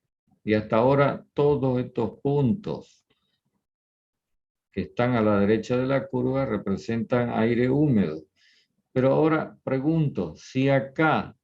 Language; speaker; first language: Spanish; native; Spanish